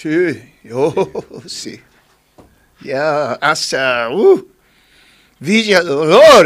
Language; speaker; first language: Spanish; non-native, learner; English